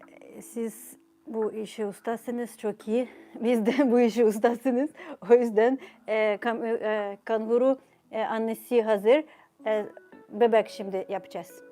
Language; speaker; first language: Turkish; non-native, fluent; Ukrainian